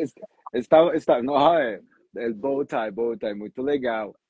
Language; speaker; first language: Portuguese; non-native, fluent; Spanish